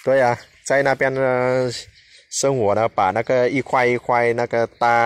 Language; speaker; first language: Chinese; non-native, learner; Vietnamese